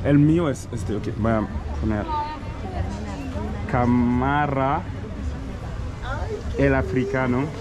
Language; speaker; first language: Spanish; non-native, learner; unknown